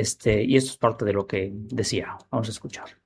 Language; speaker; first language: Spanish; native; Spanish